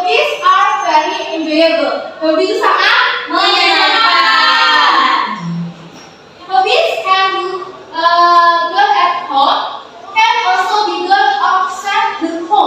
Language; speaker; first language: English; non-native, learner; Indonesian